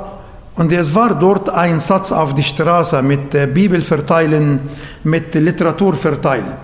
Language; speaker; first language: German; non-native, fluent; Arabic